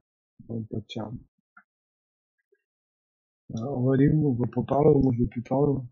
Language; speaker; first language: French; native; French